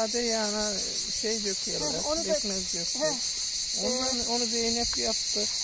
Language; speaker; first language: Turkish; native; Turkish